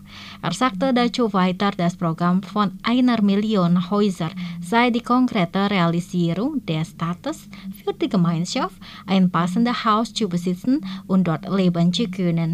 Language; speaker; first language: German; non-native, local second language; Indonesian